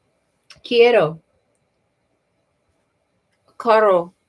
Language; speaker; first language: Spanish; non-native, learner; English